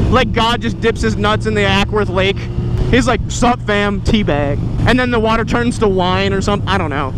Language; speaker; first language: English; native; English